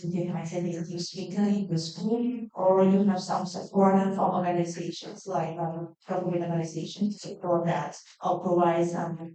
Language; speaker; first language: English; non-native, learner; Thai